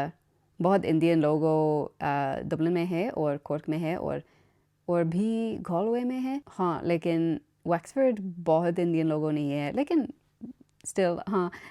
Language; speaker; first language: Hindi; non-native, learner; English